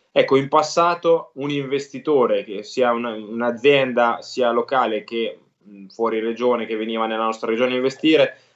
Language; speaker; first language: Italian; native; Italian